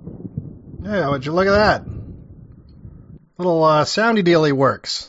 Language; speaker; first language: English; native; English